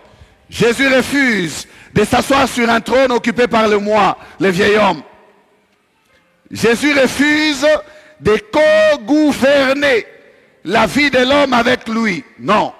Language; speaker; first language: French; non-native, local second language; Swahili